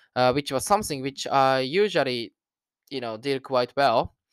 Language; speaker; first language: English; non-native, learner; Japanese